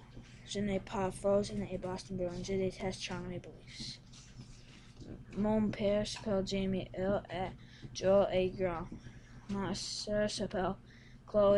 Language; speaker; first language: French; non-native, learner; English